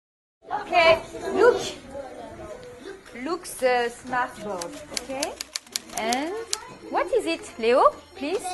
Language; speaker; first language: English; non-native, fluent; French